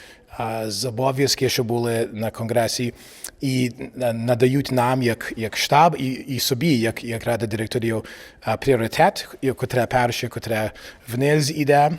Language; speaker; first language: Ukrainian; early bilingual, heritage; English